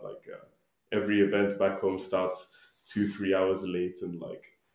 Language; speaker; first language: English; non-native, local second language; Akan